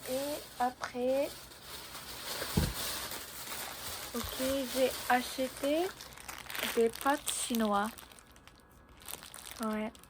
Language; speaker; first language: French; non-native, learner; Japanese